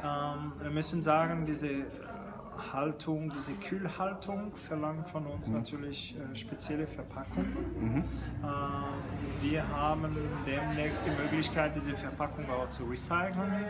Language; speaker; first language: German; non-native, fluent; French